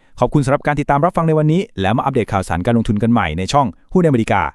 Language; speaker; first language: Thai; native; Thai